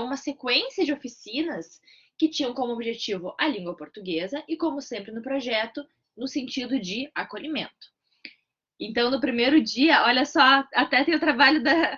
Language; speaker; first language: Portuguese; native; Portuguese